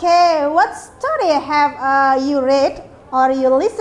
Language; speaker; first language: English; non-native, fluent; Indonesian